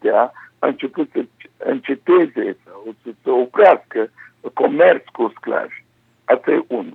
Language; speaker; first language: Romanian; non-native, fluent; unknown